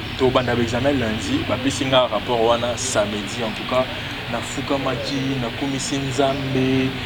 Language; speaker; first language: Lingala; native; Lingala